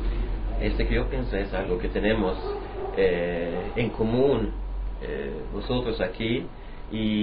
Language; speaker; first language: Spanish; non-native, learner; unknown